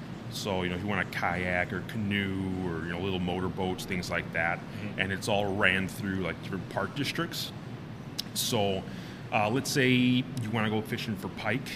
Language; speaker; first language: English; native; English